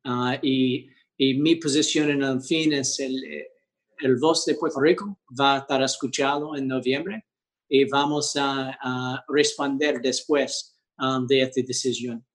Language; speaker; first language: Spanish; early bilingual, heritage; English